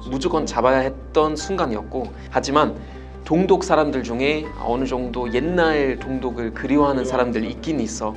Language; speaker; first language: Korean; non-native, fluent; German